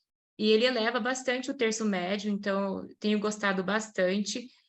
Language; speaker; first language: Portuguese; native; Portuguese